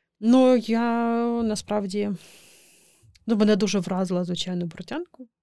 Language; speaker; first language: Ukrainian; non-native, local second language; Crimean Tatar